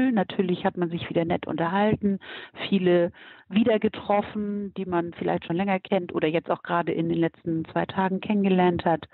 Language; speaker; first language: German; native; German